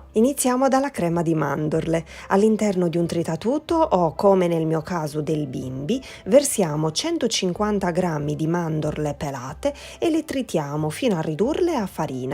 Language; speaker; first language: Italian; native; Italian